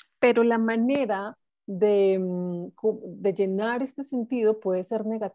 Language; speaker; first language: Spanish; native; Spanish